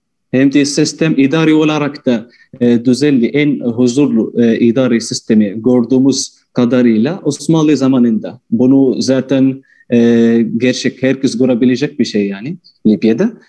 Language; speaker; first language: Turkish; non-native, fluent; Arabic